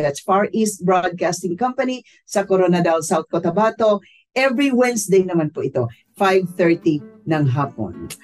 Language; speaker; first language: Filipino; non-native, local second language; Hiligaynon